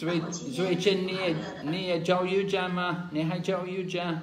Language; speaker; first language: Chinese; non-native, fluent; English